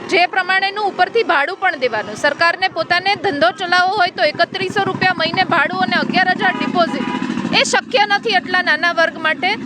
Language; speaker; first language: Gujarati; native; Gujarati